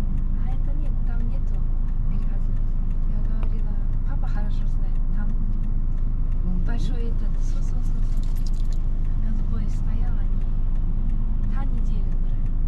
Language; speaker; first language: Russian; early bilingual, heritage; Russian